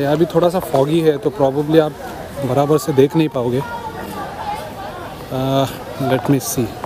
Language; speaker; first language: Hindi; non-native, local second language; Marathi